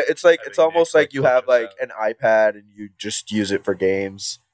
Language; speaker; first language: English; non-native, fluent; Spanish